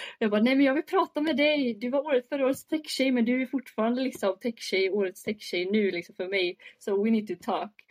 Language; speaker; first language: Swedish; early bilingual, other home language; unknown